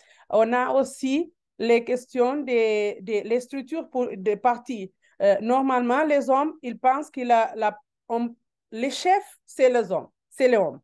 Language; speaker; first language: French; non-native, learner; Portuguese